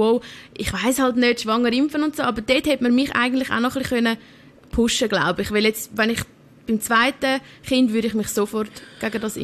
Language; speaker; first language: German; native; German